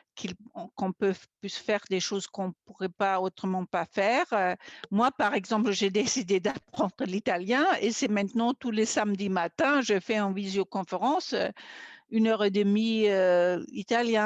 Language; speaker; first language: French; non-native, fluent; German